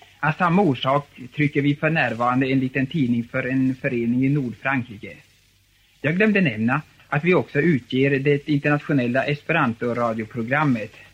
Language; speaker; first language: Swedish; native; Swedish